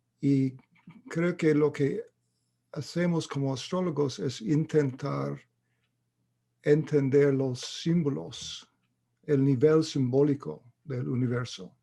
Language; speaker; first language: Spanish; non-native, fluent; English